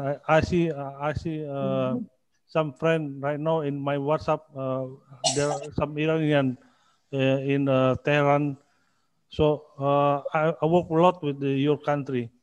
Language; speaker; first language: English; non-native, learner; Indonesian